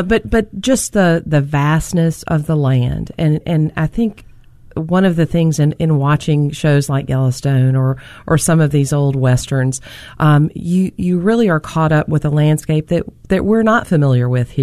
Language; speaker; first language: English; native; English